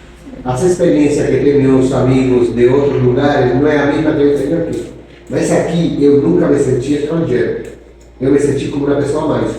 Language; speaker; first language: Portuguese; non-native, fluent; Spanish